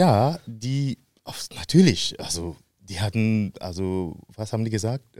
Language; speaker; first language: German; non-native, fluent; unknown